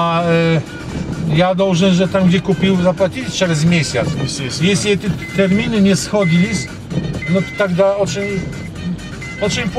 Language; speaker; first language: Russian; non-native, learner; Polish